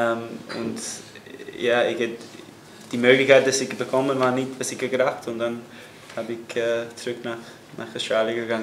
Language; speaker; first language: German; non-native, fluent; English